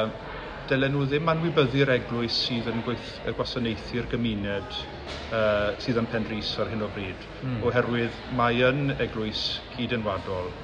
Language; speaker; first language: Welsh; native; Welsh